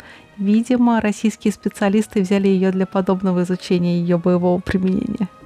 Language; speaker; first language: Russian; native; Russian